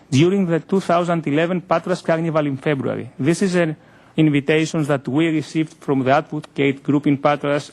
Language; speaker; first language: English; non-native, fluent; Greek